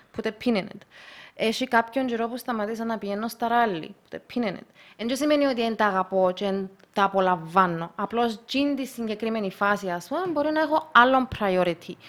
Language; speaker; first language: Greek; early bilingual, other home language; Russian